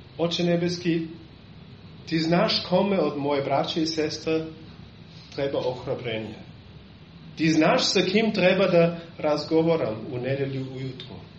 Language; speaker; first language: Serbian; non-native, fluent; German